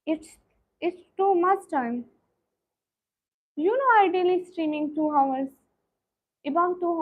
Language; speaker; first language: English; non-native, learner; Punjabi